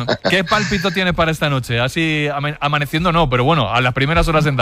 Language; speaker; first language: Spanish; native; Spanish